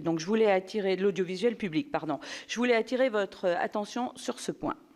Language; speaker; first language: French; native; French